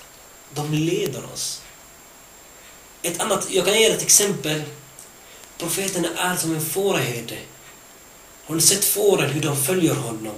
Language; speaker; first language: Swedish; early bilingual, other home language; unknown